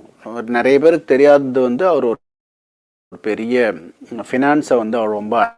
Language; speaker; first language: Tamil; native; Tamil